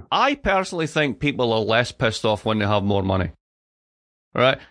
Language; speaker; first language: English; native; English